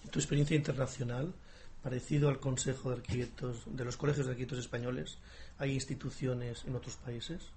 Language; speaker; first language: Spanish; native; Spanish